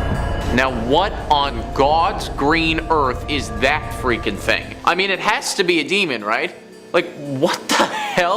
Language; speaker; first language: English; native; English